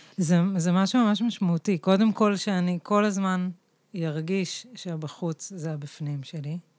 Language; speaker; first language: Hebrew; native; Hebrew